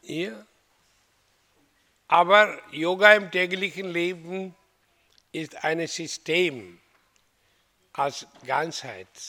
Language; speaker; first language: German; non-native, learner; Hindi